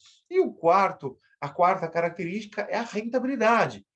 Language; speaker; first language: Portuguese; native; Portuguese